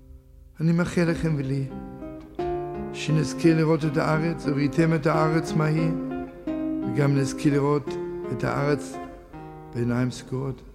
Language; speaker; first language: Hebrew; non-native, fluent; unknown